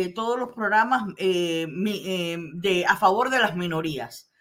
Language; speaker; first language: Spanish; early bilingual, heritage; Spanish